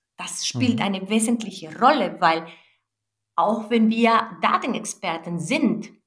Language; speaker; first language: German; non-native, fluent; Spanish